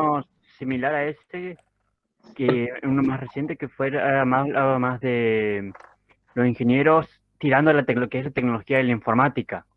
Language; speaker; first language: Spanish; native; Spanish